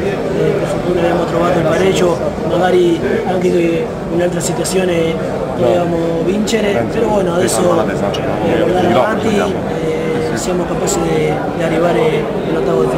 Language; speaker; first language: Italian; non-native, fluent; Spanish